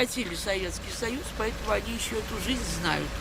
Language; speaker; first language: Russian; native; Russian